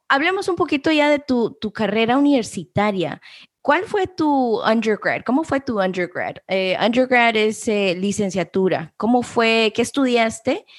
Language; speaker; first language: Spanish; early bilingual, heritage; Spanish